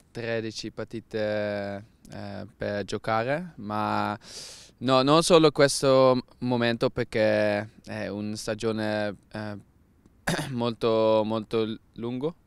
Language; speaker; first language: Italian; non-native, learner; Dutch